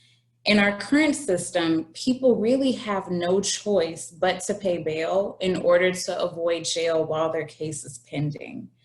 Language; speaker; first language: English; native; English